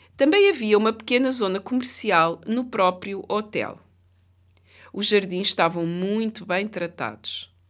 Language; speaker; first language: Portuguese; native; Portuguese